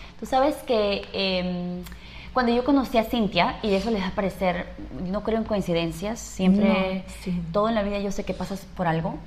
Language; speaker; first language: Spanish; early bilingual, heritage; Spanish